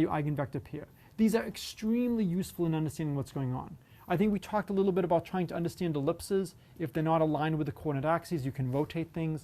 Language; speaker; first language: English; native; English